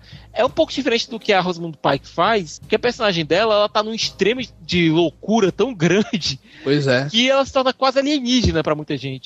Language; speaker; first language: Portuguese; native; Portuguese